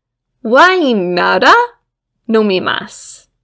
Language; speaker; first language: Japanese; non-native, fluent; English